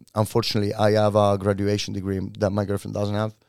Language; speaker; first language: English; non-native, fluent; Italian